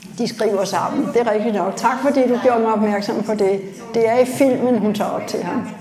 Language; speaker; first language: Danish; native; Danish